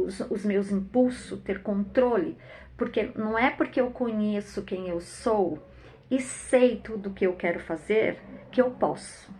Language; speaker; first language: Portuguese; native; Portuguese